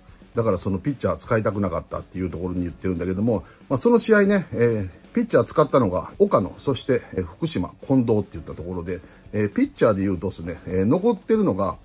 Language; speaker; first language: Japanese; native; Japanese